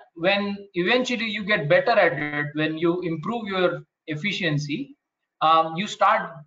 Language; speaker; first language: English; non-native, local second language; Marathi